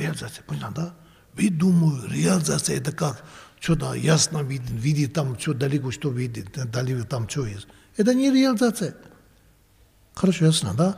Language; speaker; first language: Russian; non-native, learner; Tibetan